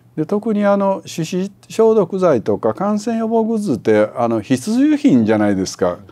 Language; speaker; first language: Japanese; native; Japanese